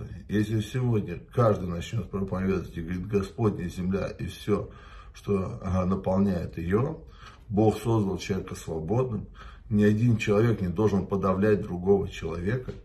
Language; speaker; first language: Russian; native; Russian